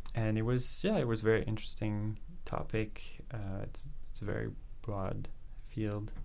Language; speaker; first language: English; non-native, fluent; French